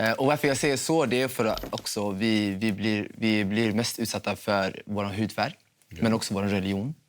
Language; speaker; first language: Swedish; early bilingual, other home language; Somali